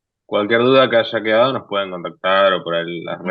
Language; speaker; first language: Spanish; native; Spanish